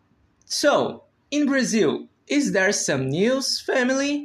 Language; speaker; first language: English; non-native, learner; Portuguese